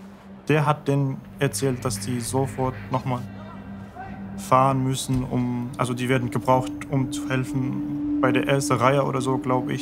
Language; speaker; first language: German; non-native, fluent; Arabic